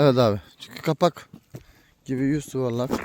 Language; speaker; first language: Turkish; native; Turkish